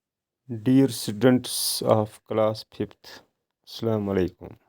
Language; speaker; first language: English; non-native, local second language; Urdu